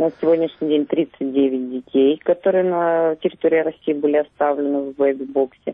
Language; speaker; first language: Russian; native; Russian